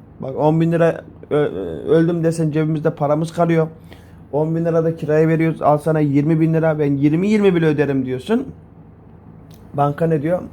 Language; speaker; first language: Turkish; native; Turkish